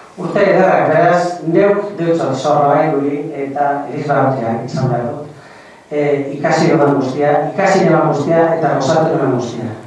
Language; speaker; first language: Basque; native; Basque